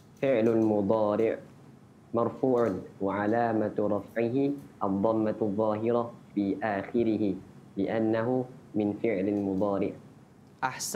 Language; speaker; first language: Arabic; non-native, learner; Malay